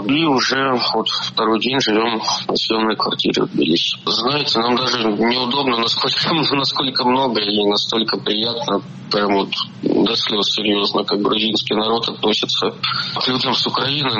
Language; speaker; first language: Russian; native; Russian